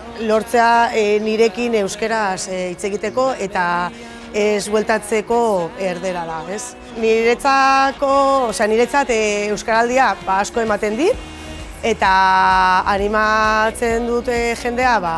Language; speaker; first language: Basque; non-native, local second language; Spanish